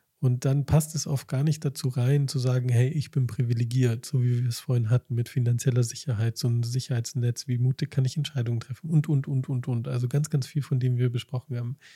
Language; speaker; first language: German; native; German